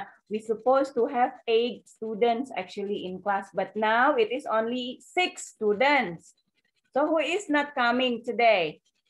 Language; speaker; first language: English; non-native, fluent; Indonesian